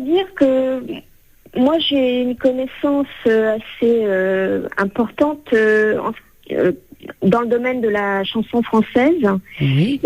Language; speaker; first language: French; native; French